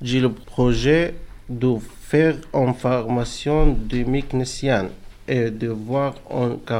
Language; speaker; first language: French; non-native, learner; Arabic